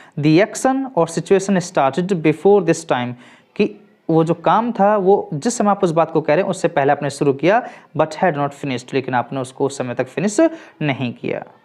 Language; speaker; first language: Hindi; native; Hindi